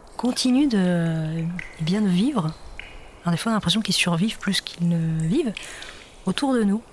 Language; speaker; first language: French; native; French